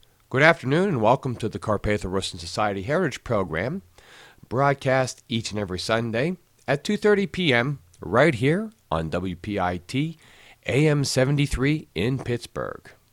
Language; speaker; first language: English; native; English